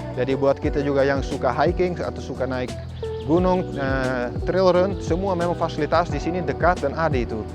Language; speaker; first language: Indonesian; non-native, fluent; Dutch